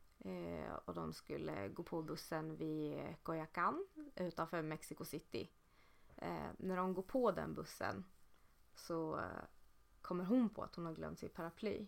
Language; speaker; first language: Swedish; native; Swedish